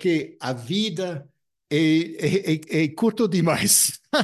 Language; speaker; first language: Portuguese; non-native, fluent; English